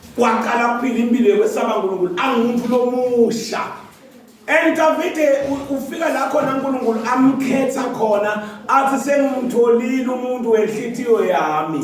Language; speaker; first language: Zulu; non-native, local second language; Swati